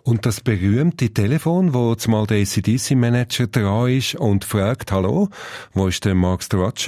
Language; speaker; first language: German; native; German